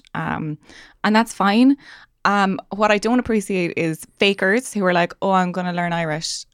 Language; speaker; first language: English; native; English